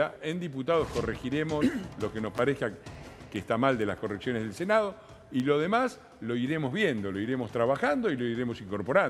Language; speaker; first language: Spanish; native; Spanish